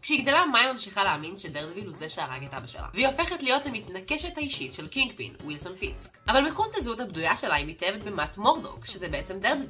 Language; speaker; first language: Hebrew; native; Hebrew